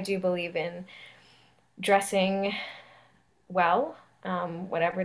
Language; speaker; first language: English; native; English